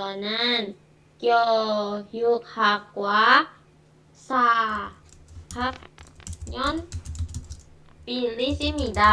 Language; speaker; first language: Korean; non-native, learner; Indonesian